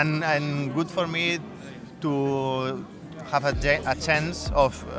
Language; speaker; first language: English; non-native, learner; Spanish